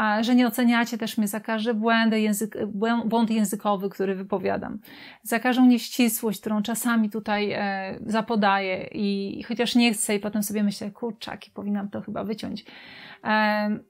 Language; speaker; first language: Polish; native; Polish